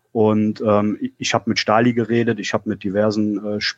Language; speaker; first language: German; native; German